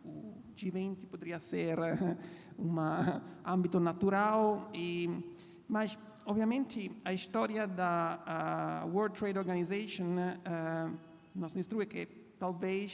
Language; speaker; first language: Portuguese; non-native, fluent; Italian